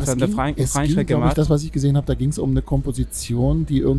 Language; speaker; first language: German; native; German